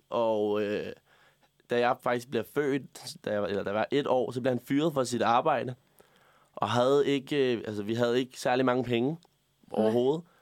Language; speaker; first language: Danish; native; Danish